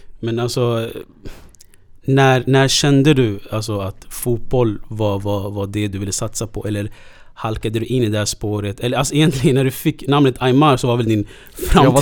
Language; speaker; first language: Swedish; native; Swedish